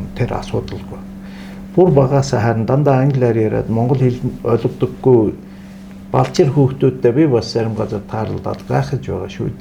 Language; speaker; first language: Mongolian; non-native, fluent; Turkish